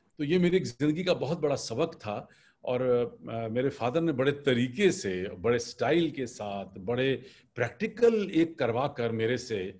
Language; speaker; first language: Hindi; native; Hindi